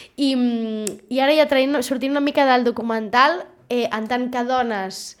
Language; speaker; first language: Catalan; native; Catalan